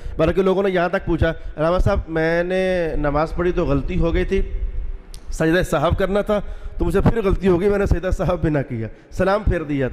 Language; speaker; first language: Urdu; non-native, local second language; Punjabi